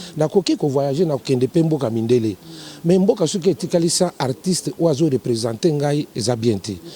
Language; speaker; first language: Lingala; non-native, local second language; Luba-Lulua